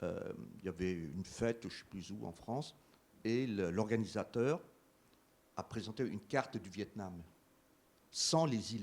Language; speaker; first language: French; native; French